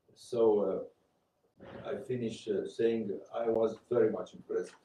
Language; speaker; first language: English; non-native, fluent; Romanian